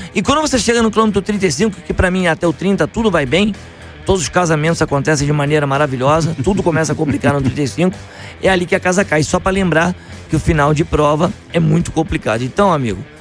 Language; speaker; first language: Portuguese; native; Portuguese